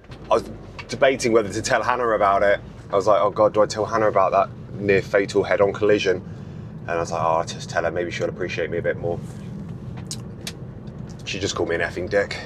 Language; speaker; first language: English; native; English